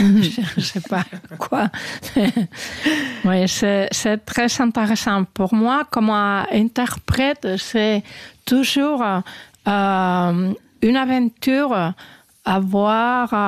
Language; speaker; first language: French; non-native, fluent; Spanish